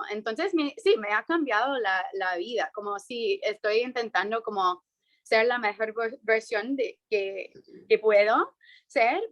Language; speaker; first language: Spanish; non-native, fluent; English